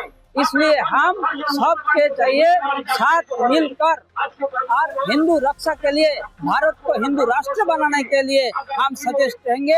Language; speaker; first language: Hindi; non-native, local second language; Bangla